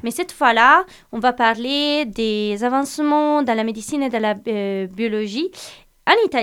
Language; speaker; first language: French; non-native, fluent; Italian